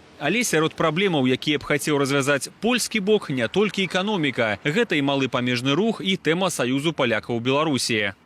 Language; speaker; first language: Belarusian; native; Belarusian